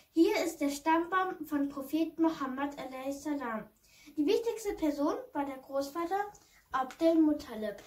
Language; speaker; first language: German; non-native, fluent; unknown